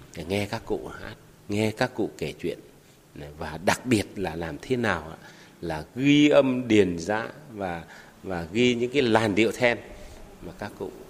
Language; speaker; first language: Vietnamese; non-native, local second language; Tày